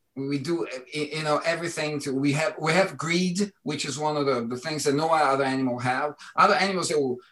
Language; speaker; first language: English; non-native, fluent; Portuguese